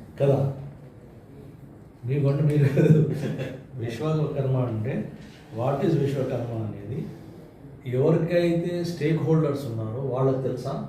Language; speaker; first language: Telugu; native; Telugu